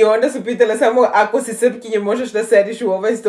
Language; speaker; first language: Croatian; non-native, fluent; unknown